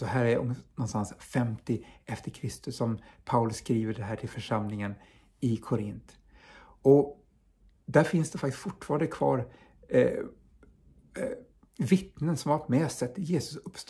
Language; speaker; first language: Swedish; native; Swedish